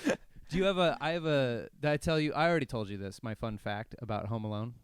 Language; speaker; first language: English; native; English